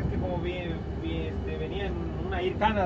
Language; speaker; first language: Spanish; native; Spanish